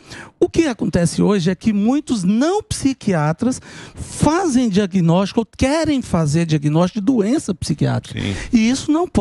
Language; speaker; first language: Portuguese; native; Portuguese